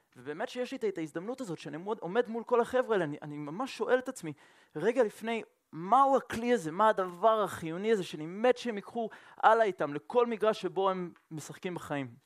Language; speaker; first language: Hebrew; non-native, fluent; French